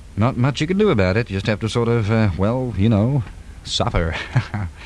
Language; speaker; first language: English; native; English